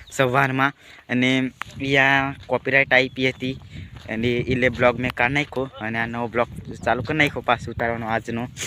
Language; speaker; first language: Gujarati; non-native, local second language; Rathawi